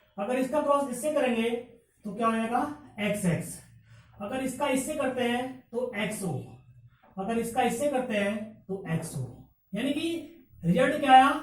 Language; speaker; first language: Hindi; native; Hindi